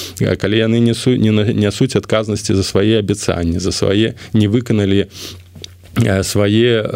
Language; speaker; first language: Belarusian; non-native, local second language; Russian